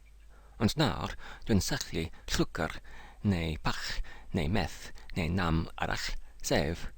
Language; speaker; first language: Welsh; non-native, learner; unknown